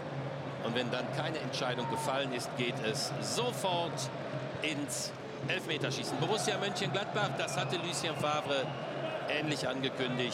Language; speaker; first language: German; native; German